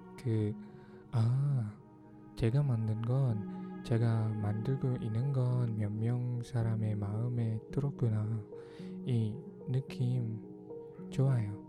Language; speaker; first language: Korean; non-native, learner; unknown